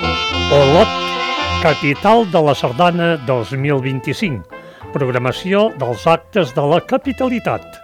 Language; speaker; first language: Catalan; native; Catalan